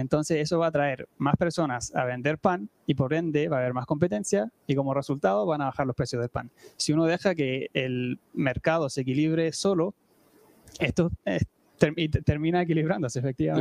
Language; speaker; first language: Spanish; native; Spanish